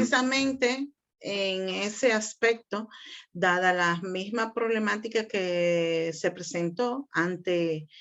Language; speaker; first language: Spanish; native; Spanish